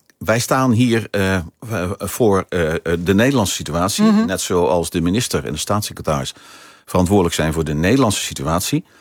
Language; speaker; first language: Dutch; native; Dutch